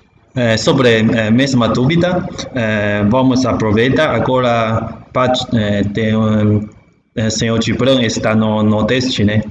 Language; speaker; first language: Portuguese; non-native, learner; Chinese